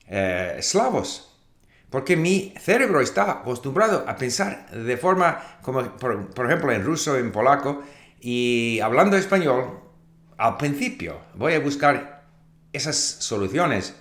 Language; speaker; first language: Spanish; non-native, fluent; English